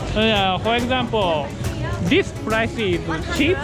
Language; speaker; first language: English; non-native, learner; Japanese